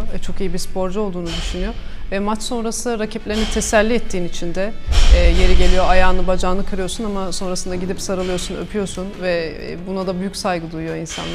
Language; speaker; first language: Turkish; native; Turkish